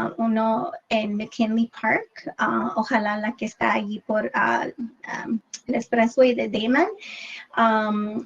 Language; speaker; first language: Spanish; early bilingual, heritage; English